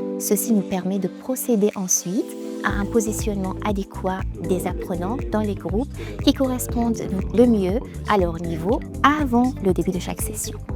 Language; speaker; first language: French; native; French